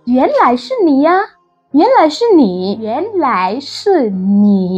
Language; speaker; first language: Chinese; non-native, fluent; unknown